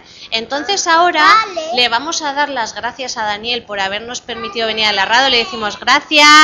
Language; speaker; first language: Spanish; native; Spanish